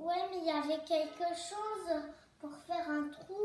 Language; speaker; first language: French; early bilingual, other home language; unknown